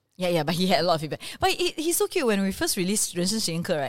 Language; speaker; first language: English; native; English